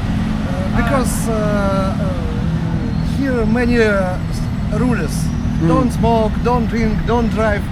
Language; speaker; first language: English; non-native, learner; Russian